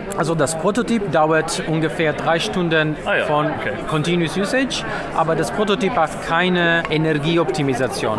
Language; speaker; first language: German; non-native, learner; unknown